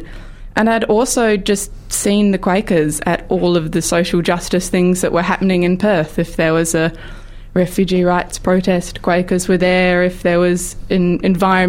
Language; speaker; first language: English; native; English